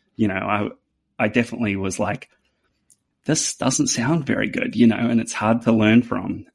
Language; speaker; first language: English; native; English